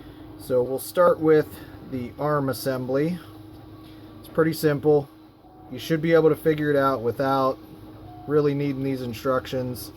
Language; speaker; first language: English; native; English